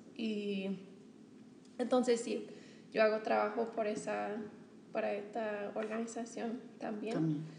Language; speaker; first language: Spanish; non-native, fluent; English